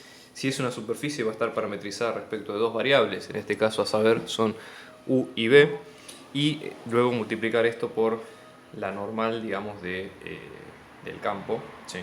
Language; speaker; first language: Spanish; native; Spanish